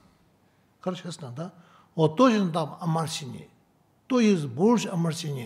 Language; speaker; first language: Russian; non-native, learner; Tibetan